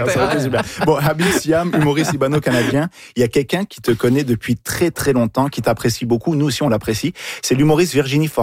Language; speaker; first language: French; native; French